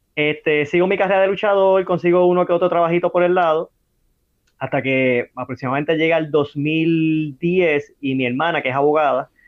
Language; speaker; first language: Spanish; native; Spanish